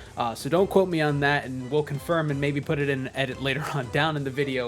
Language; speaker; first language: English; native; English